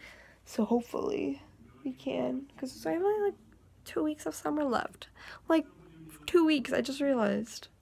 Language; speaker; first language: English; native; English